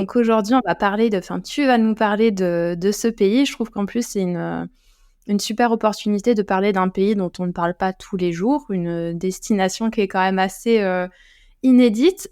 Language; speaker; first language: French; native; French